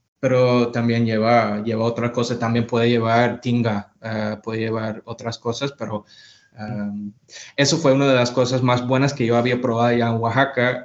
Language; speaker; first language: Spanish; non-native, fluent; English